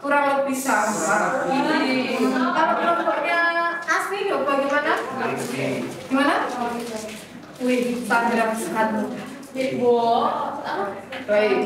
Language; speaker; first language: Indonesian; native; Indonesian